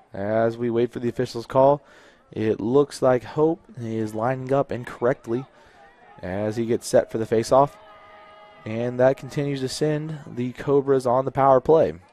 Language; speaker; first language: English; native; English